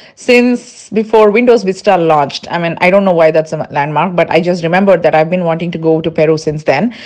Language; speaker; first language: English; non-native, local second language; Tulu